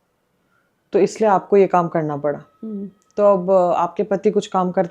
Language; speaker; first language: Hindi; native; Hindi